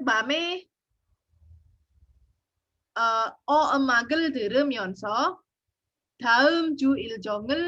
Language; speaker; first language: Korean; non-native, fluent; Indonesian